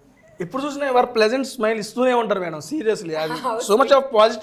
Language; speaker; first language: Telugu; native; Telugu